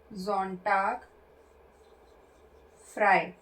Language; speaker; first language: German; non-native, fluent; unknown